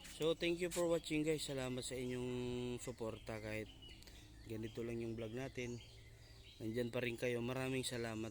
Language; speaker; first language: Filipino; non-native, local second language; Cebuano